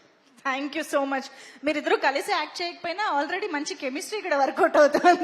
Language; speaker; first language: Telugu; native; Telugu